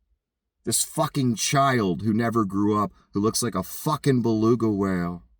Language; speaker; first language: English; native; English